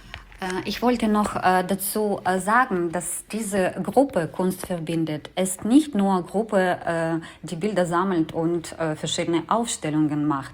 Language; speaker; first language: German; non-native, fluent; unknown